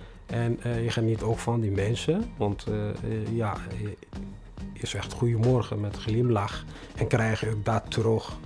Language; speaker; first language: Dutch; non-native, fluent; Tigrinya